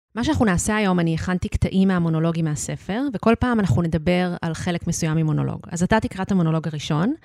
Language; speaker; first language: Hebrew; native; Hebrew